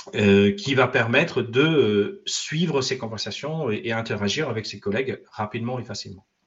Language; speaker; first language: French; non-native, fluent; English